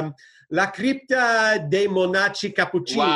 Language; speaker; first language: Italian; non-native, learner; English